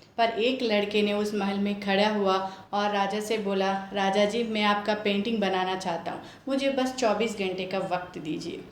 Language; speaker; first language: Hindi; non-native, local second language; Telugu